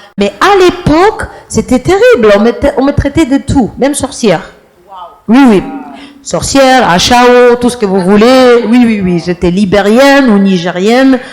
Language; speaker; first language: French; non-native, fluent; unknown